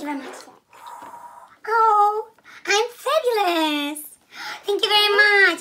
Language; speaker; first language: English; non-native, learner; Russian